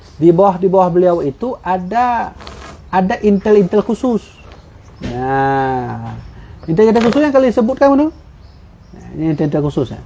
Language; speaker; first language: Malay; non-native, local second language; Achinese